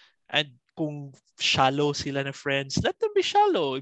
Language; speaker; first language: English; non-native, local second language; Cebuano